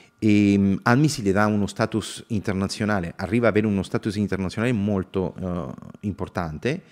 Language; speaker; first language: Italian; non-native, fluent; Spanish